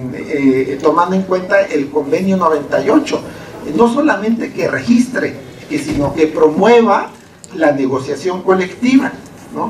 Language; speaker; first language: Spanish; native; Spanish